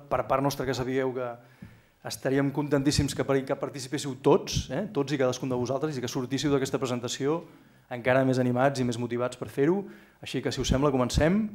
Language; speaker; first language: Catalan; native; Catalan